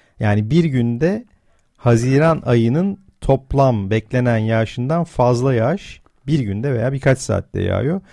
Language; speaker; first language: Turkish; native; Turkish